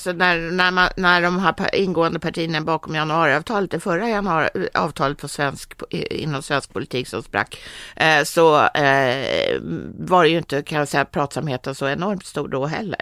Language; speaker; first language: Swedish; native; Swedish